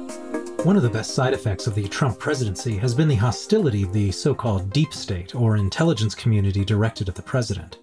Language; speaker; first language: English; native; English